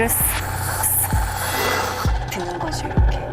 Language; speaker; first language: Korean; native; Korean